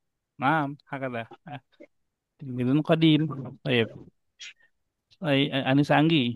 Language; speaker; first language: Arabic; non-native, fluent; Indonesian